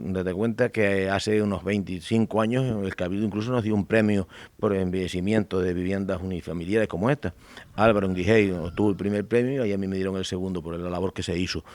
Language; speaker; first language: Spanish; native; Spanish